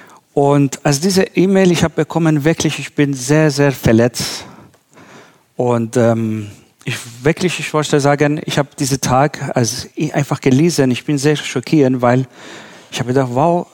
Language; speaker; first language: German; non-native, learner; Persian